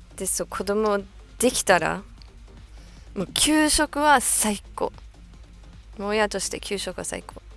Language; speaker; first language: Japanese; non-native, fluent; English